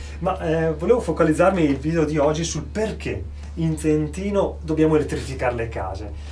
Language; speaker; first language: Italian; native; Italian